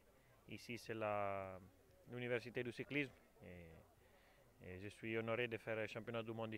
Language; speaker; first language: French; non-native, learner; Italian